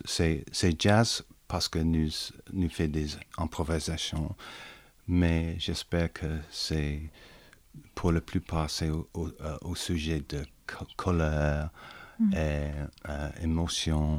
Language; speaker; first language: French; non-native, learner; English